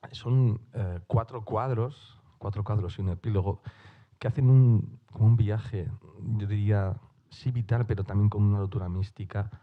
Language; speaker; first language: Spanish; non-native, local second language; Basque